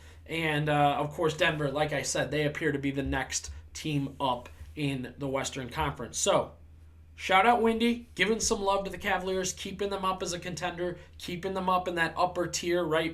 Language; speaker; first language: English; native; English